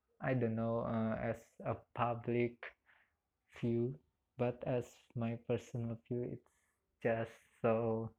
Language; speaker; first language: English; non-native, learner; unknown